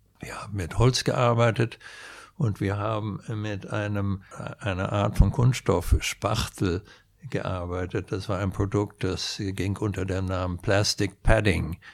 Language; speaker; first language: German; non-native, fluent; Swedish